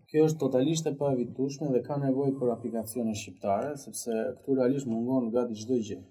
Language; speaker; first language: Albanian; early bilingual, heritage; Albanian